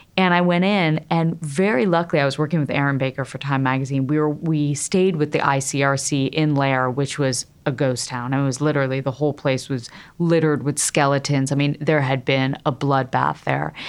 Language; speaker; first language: English; native; English